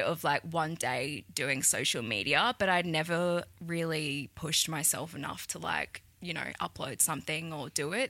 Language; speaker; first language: English; native; English